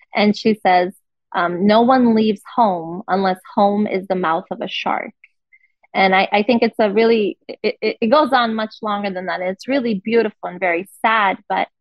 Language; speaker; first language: English; non-native, fluent; Portuguese